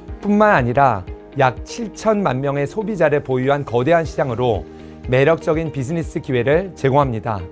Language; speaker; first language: Korean; early bilingual, heritage; Korean